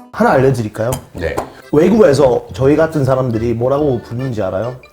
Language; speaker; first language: Korean; non-native, fluent; English